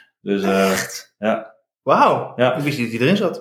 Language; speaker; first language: Dutch; native; Dutch